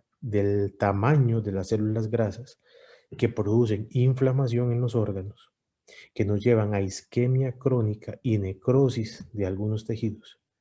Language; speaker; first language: Spanish; native; Spanish